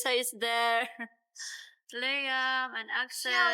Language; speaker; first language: English; non-native, local second language; Filipino